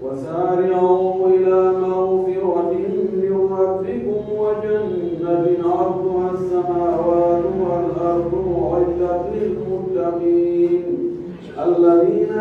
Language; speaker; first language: Arabic; non-native, fluent; Fula